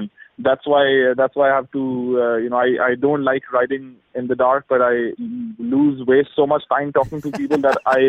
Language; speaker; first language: English; non-native, local second language; Urdu